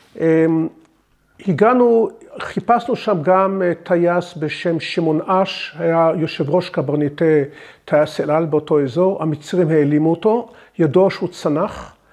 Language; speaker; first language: Hebrew; early bilingual, other home language; English